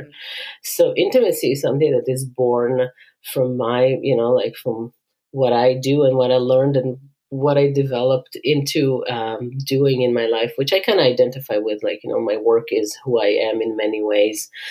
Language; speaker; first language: English; non-native, fluent; Hebrew